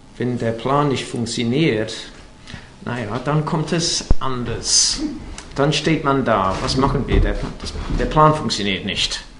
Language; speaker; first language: German; non-native, fluent; English